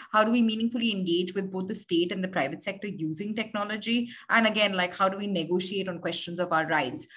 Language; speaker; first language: English; non-native, local second language; Hindi